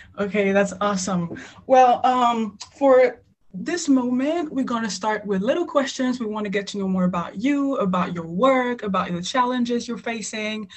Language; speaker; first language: English; non-native, fluent; French